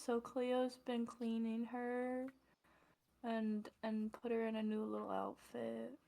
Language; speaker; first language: English; native; English